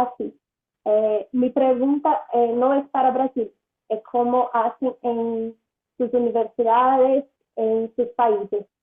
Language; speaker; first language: Spanish; non-native, learner; Portuguese